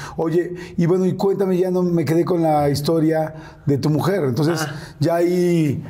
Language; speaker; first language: Spanish; native; Spanish